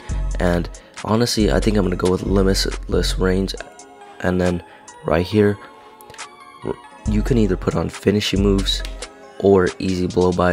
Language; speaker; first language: English; native; English